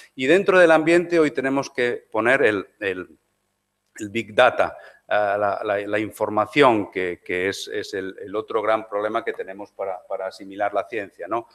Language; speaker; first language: Spanish; non-native, local second language; Galician